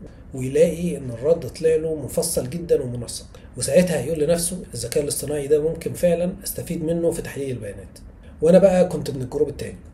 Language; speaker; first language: Arabic; native; Arabic